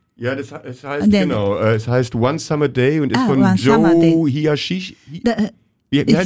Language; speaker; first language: German; native; German